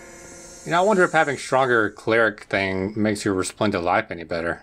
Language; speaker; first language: English; native; English